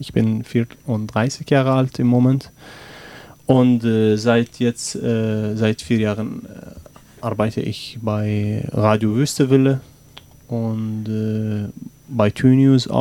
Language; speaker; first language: German; non-native, learner; Arabic